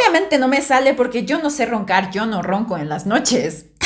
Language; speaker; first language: Spanish; native; Spanish